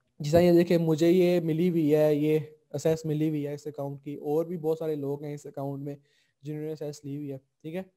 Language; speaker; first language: Urdu; non-native, local second language; Punjabi